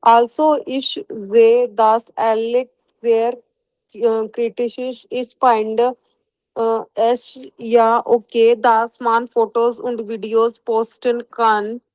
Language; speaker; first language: German; non-native, learner; Hindi